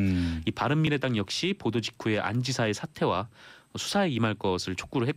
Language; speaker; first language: Korean; native; Korean